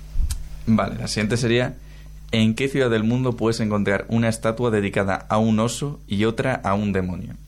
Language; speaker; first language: Spanish; native; Spanish